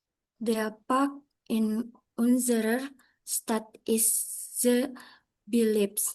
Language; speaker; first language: German; non-native, learner; Indonesian